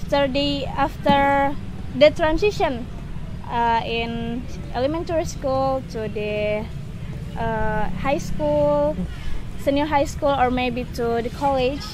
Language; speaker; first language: English; non-native, learner; Indonesian